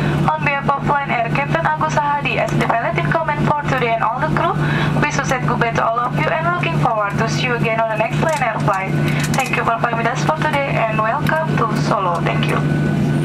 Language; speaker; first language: English; non-native, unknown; Indonesian